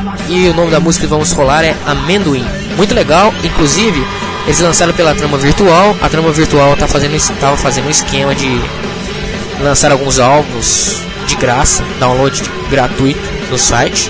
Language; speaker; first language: Portuguese; native; Portuguese